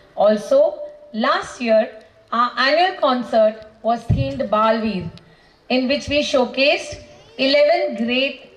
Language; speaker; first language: English; non-native, local second language; Marathi